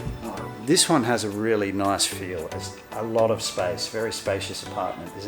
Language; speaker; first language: English; native; English